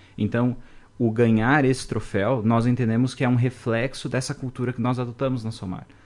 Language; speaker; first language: Portuguese; native; Portuguese